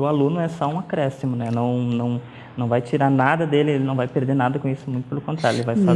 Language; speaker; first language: Portuguese; native; Portuguese